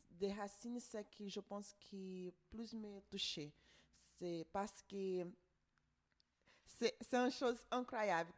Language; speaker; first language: French; non-native, learner; Portuguese